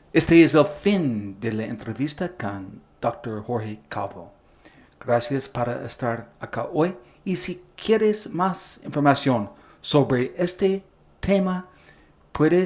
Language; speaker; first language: Spanish; non-native, learner; English